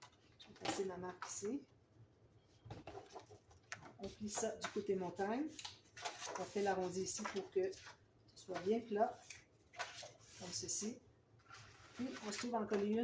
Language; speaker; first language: French; native; French